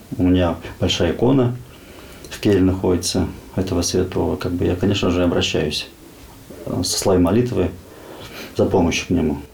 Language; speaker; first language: Russian; native; Russian